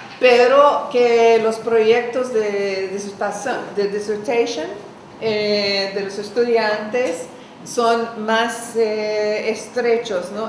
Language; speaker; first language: Spanish; non-native, fluent; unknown